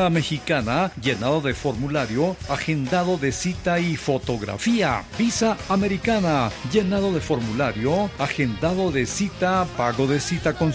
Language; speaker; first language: Spanish; native; Spanish